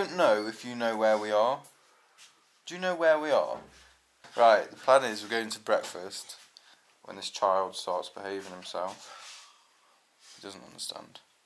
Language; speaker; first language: English; native; English